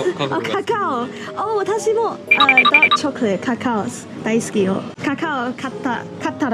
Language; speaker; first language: Japanese; non-native, learner; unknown